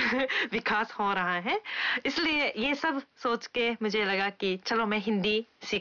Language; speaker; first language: Hindi; non-native, fluent; Japanese